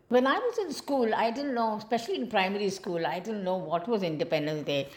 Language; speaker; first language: English; non-native, local second language; Malayalam